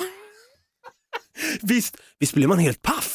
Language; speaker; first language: Swedish; native; Swedish